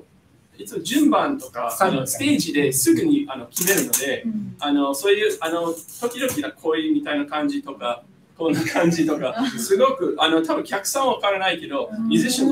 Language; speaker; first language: Japanese; non-native, fluent; English